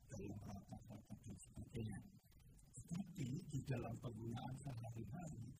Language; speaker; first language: Indonesian; non-native, local second language; Javanese